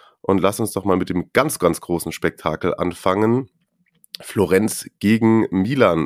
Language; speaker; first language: German; native; German